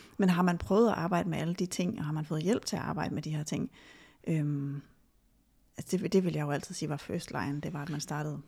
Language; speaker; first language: Danish; native; Danish